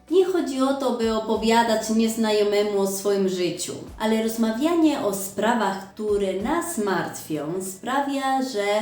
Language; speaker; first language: Polish; non-native, fluent; Spanish